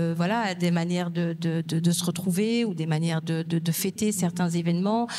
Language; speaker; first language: French; non-native, local second language; Berber languages